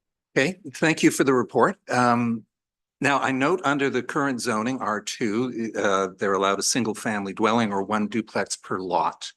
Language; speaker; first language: English; native; English